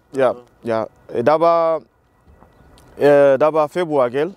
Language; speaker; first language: German; non-native, learner; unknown